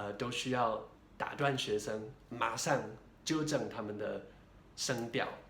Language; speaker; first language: Chinese; non-native, fluent; English